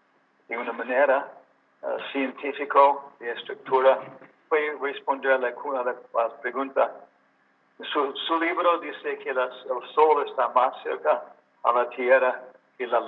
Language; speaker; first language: Spanish; non-native, learner; English